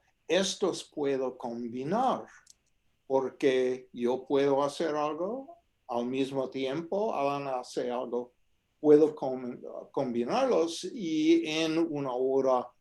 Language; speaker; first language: Spanish; non-native, fluent; English